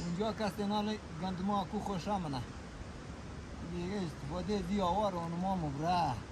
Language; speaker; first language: Persian; native; Persian